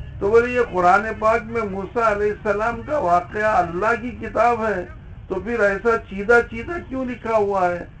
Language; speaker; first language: Urdu; native; Urdu